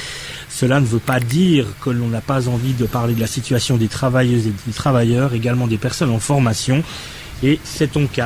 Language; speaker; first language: French; native; French